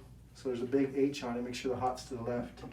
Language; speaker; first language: English; native; English